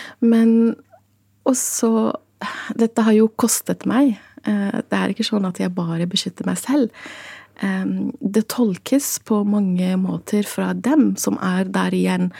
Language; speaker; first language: Norwegian; non-native, fluent; Arabic